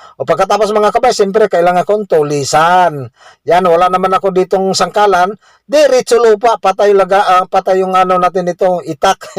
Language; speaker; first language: Filipino; non-native, local second language; Cebuano